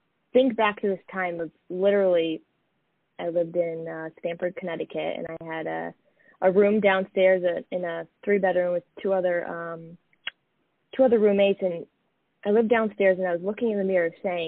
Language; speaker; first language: English; native; English